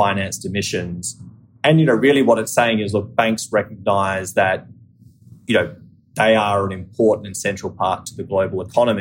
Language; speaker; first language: English; native; English